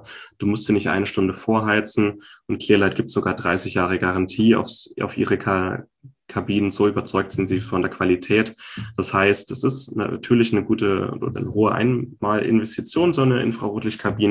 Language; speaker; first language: German; native; German